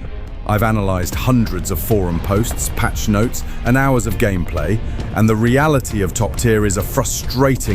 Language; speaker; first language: English; native; English